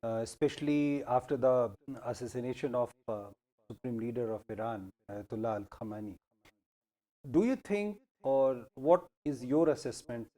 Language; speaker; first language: English; non-native, local second language; Hindi